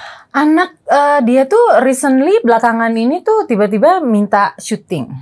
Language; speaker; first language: Indonesian; native; Indonesian